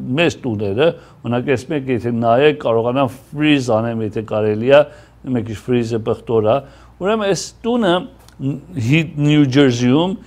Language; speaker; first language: Armenian; early bilingual, heritage; Armenian